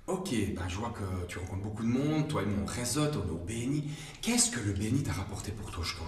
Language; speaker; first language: French; native; French